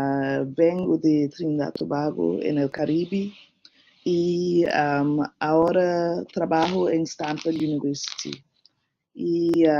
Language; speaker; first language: Spanish; non-native, learner; English